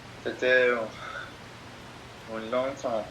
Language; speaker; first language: French; non-native, learner; English